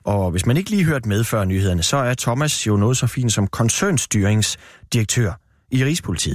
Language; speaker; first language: Danish; native; Danish